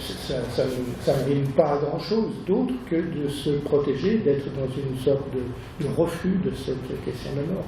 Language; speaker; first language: French; native; French